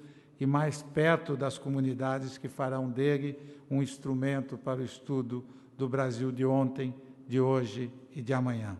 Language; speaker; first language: Portuguese; native; Portuguese